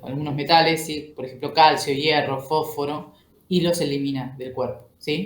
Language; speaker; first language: Spanish; native; Spanish